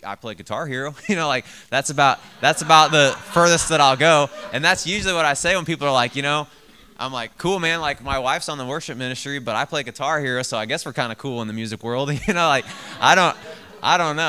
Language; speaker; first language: English; native; English